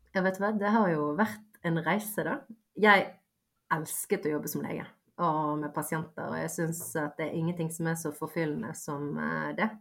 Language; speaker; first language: Norwegian; early bilingual, other home language; Bosnian